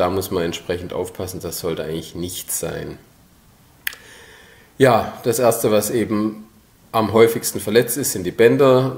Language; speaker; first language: German; native; German